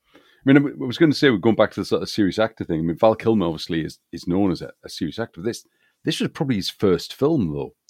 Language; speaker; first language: English; native; English